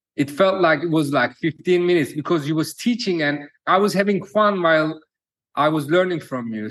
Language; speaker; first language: English; non-native, fluent; Turkish